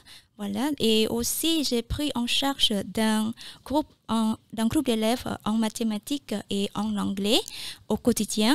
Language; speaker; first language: French; non-native, fluent; Khmer